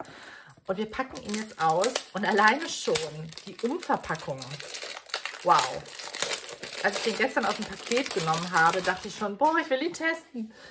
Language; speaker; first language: German; native; German